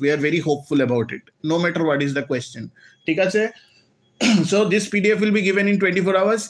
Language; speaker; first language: English; non-native, local second language; Bangla